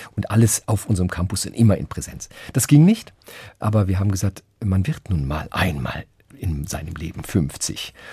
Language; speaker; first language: German; native; German